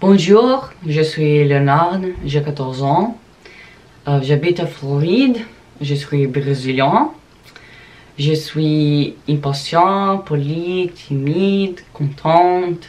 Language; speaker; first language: French; non-native, learner; Portuguese